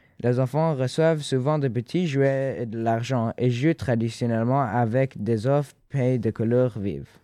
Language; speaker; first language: French; non-native, fluent; Persian